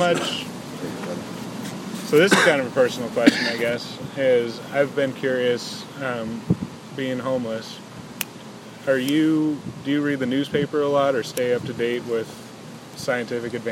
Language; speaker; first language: English; native; English